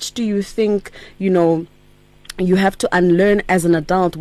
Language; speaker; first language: English; non-native, local second language; Tswana